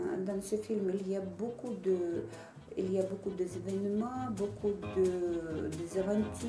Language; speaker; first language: French; non-native, learner; Russian